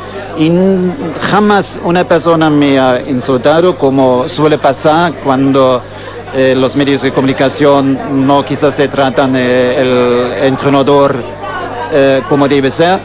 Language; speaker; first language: Spanish; non-native, fluent; German